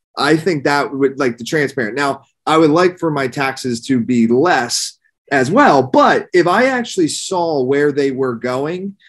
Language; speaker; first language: English; native; English